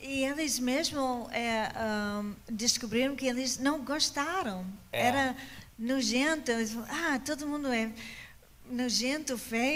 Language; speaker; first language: Portuguese; non-native, fluent; English